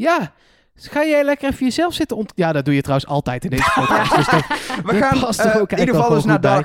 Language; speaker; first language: Dutch; native; Dutch